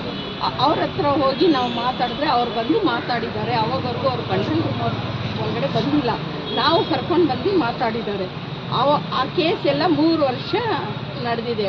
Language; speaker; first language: Kannada; non-native, local second language; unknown